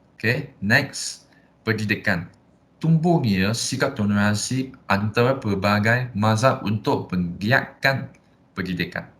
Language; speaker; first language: Malay; non-native, local second language; Chinese